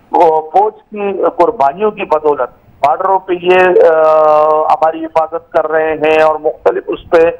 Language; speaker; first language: Urdu; non-native, local second language; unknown